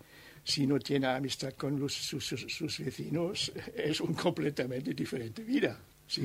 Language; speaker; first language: Spanish; non-native, learner; German